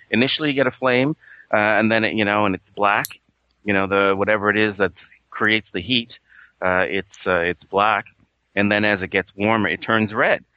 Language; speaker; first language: English; native; English